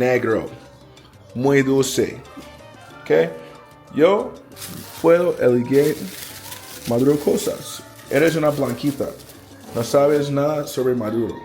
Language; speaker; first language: Spanish; non-native, learner; English